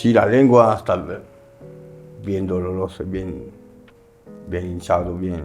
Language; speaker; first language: Spanish; non-native, learner; French